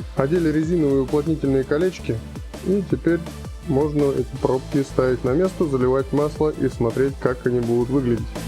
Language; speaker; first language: Russian; native; Russian